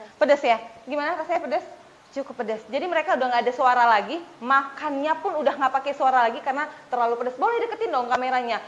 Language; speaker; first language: Indonesian; native; Indonesian